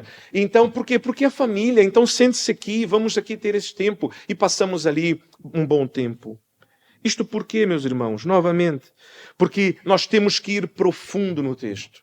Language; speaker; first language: Portuguese; native; Portuguese